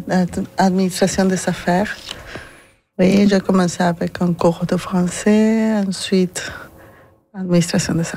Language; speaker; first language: French; non-native, learner; Spanish